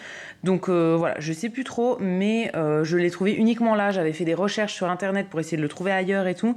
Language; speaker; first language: French; native; French